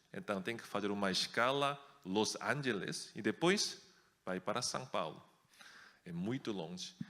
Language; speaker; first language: Portuguese; non-native, fluent; Korean